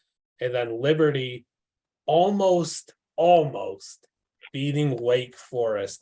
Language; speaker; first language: English; native; English